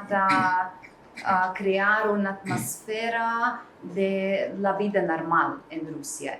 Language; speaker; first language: Spanish; non-native, learner; Russian